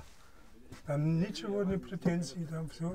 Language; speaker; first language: Russian; non-native, learner; German